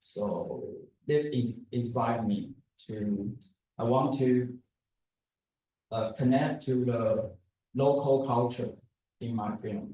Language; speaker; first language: English; non-native, learner; Chinese